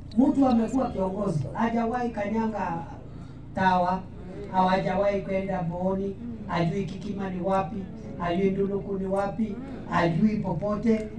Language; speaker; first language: Swahili; non-native, local second language; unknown